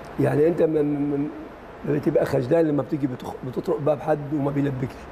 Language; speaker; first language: Arabic; native; Arabic